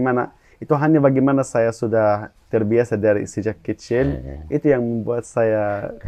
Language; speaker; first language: Indonesian; non-native, fluent; Arabic